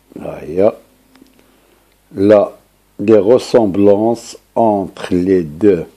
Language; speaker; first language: French; non-native, local second language; Arabic